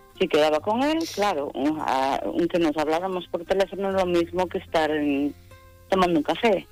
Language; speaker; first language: Spanish; native; Spanish